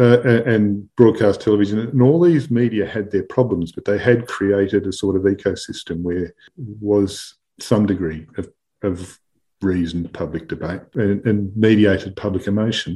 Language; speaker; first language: English; native; English